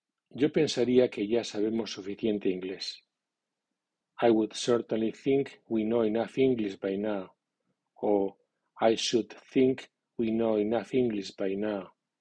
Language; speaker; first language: English; non-native, fluent; Spanish